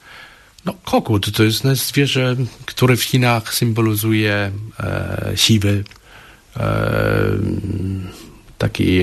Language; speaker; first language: Polish; non-native, learner; Chinese